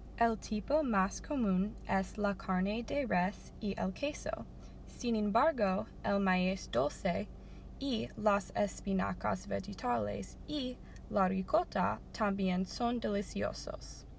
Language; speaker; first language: Spanish; non-native, learner; English